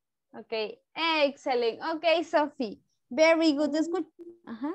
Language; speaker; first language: English; non-native, fluent; Spanish